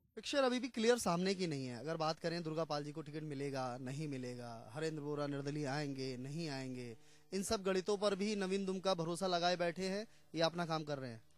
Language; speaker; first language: Hindi; native; Hindi